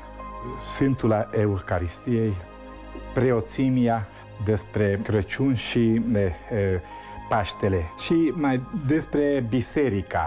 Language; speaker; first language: Romanian; non-native, local second language; Hungarian